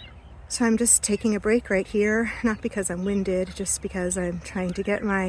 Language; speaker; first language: English; native; English